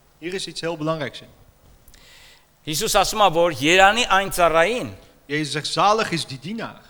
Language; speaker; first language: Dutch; non-native, fluent; Armenian